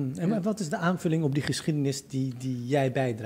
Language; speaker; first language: Dutch; native; Dutch